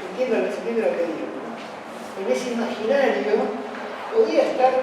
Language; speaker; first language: Spanish; native; Spanish